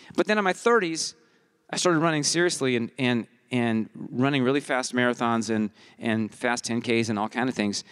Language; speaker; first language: English; early bilingual, heritage; English